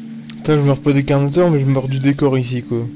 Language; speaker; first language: French; native; French